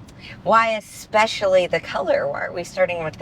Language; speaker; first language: English; native; English